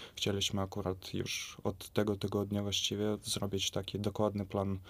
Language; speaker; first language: Polish; non-native, fluent; Russian